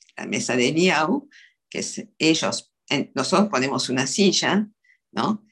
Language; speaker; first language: Spanish; non-native, fluent; French